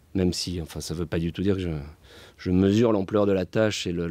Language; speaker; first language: French; native; French